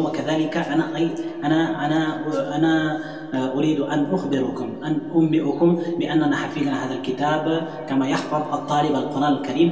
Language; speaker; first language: Arabic; non-native, fluent; Urdu